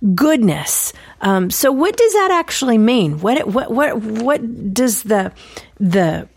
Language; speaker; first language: English; native; English